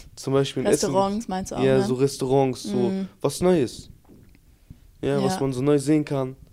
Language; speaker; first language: German; early bilingual, other home language; Turkish